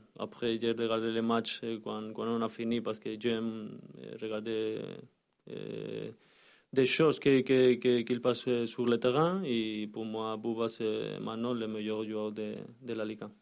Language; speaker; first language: French; non-native, learner; Spanish